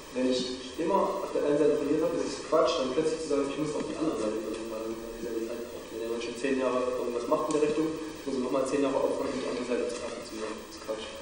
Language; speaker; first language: German; native; German